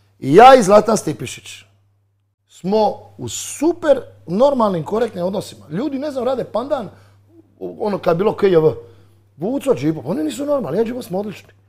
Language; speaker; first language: Croatian; native; Croatian